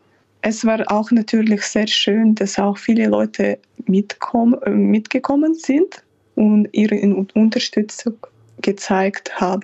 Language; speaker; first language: German; non-native, fluent; Ukrainian